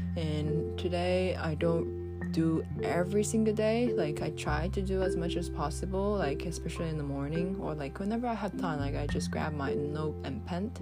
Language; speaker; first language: English; non-native, fluent; Japanese